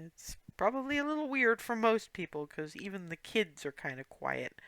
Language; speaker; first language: English; native; English